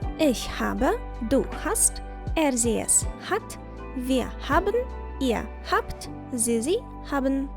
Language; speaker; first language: German; non-native, fluent; Ukrainian